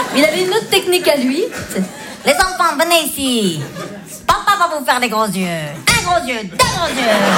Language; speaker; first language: French; early bilingual, other home language; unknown